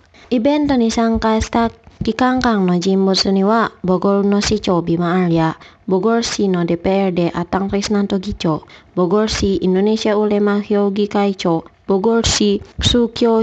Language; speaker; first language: Japanese; non-native, fluent; Indonesian